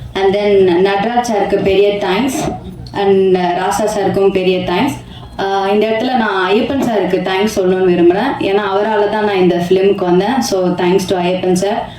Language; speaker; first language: Tamil; non-native, learner; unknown